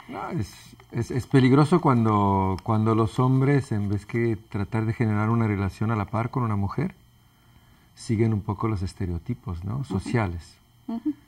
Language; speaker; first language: Spanish; early bilingual, other home language; Italian